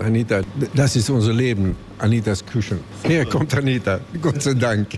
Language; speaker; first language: German; non-native, learner; Swedish